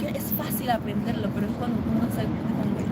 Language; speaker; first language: Spanish; native; Spanish